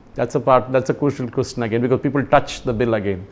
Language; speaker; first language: English; non-native, local second language; Malayalam